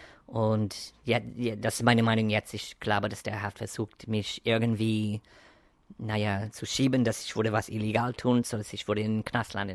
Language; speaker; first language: German; non-native, fluent; English